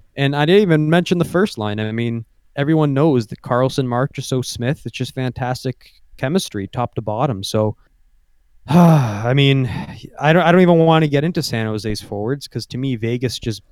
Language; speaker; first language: English; native; English